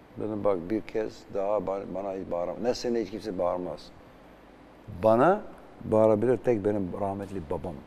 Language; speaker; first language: Turkish; non-native, fluent; Albanian